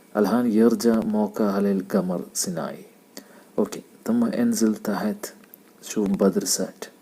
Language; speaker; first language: Arabic; non-native, learner; Malayalam